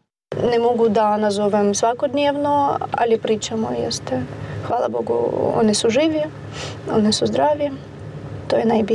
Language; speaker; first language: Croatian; non-native, fluent; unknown